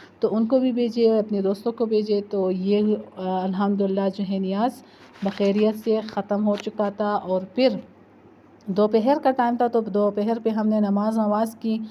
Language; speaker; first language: Urdu; native; Urdu